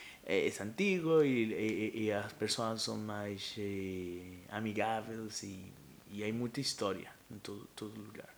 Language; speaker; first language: Portuguese; non-native, fluent; Spanish